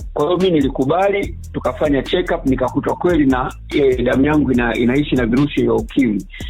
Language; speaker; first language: Swahili; native; Swahili